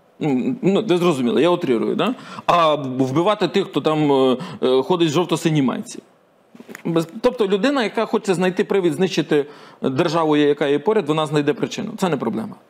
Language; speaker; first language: Ukrainian; native; Ukrainian